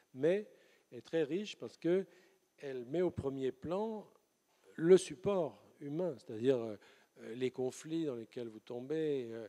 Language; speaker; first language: French; native; French